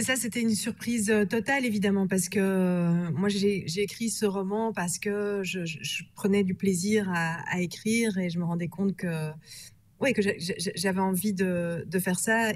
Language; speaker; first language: French; native; French